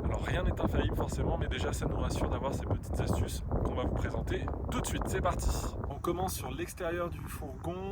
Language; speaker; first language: French; native; French